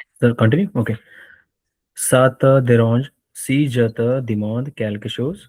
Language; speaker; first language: French; non-native, learner; Hindi